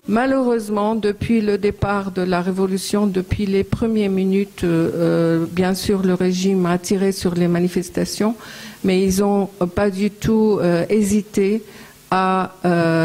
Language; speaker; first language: French; non-native, fluent; Arabic